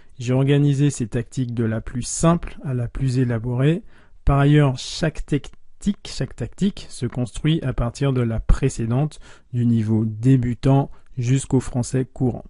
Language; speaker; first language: French; native; French